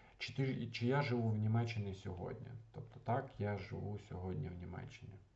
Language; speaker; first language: Ukrainian; non-native, local second language; Russian